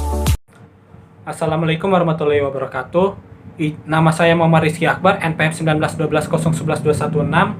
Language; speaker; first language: Indonesian; native; Indonesian